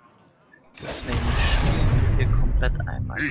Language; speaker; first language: German; native; German